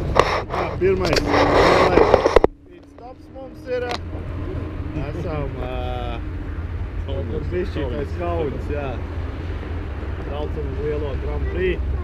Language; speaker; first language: Latvian; native; Latvian